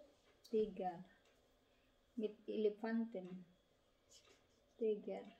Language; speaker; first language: German; non-native, learner; Filipino